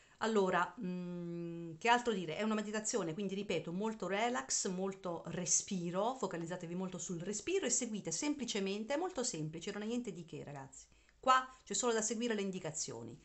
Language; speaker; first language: Italian; native; Italian